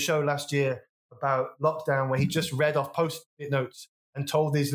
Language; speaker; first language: English; native; English